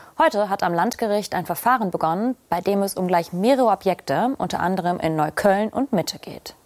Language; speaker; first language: German; native; German